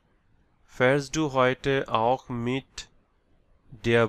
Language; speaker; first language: German; non-native, learner; Bangla